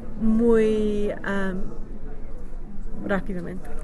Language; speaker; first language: Spanish; non-native, learner; English